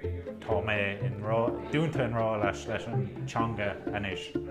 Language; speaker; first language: Irish; non-native, local second language; English